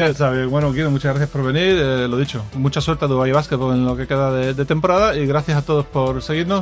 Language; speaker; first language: Spanish; native; Spanish